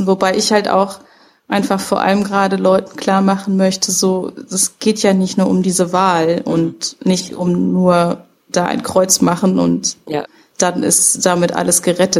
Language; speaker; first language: German; native; German